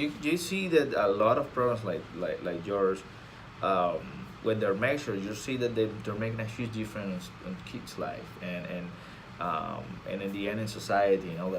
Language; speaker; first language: English; non-native, fluent; Spanish